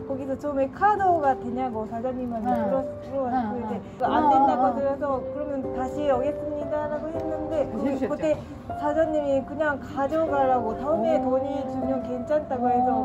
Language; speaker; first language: Korean; non-native, learner; Japanese